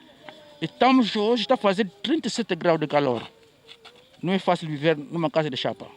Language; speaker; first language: Portuguese; native; Portuguese